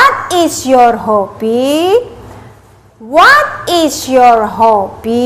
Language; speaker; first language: English; non-native, learner; Indonesian